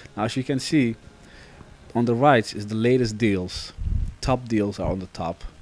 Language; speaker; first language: English; non-native, fluent; Dutch